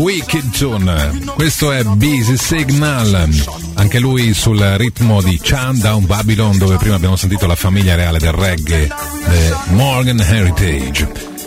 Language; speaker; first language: Italian; native; Italian